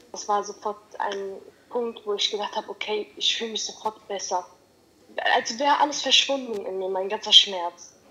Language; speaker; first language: German; early bilingual, other home language; Italian